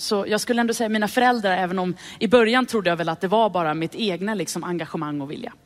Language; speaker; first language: Swedish; early bilingual, other home language; Arabic